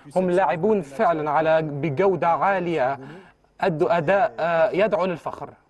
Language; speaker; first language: Arabic; early bilingual, heritage; Arabic